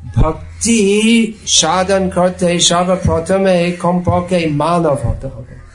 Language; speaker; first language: Bangla; non-native, fluent; English